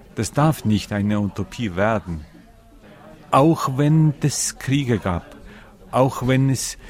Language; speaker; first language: German; non-native, fluent; Ukrainian